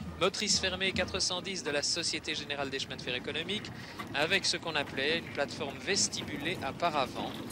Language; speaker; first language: French; native; French